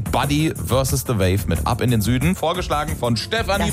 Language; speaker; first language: German; native; German